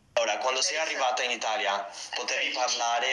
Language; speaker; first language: Italian; non-native, fluent; English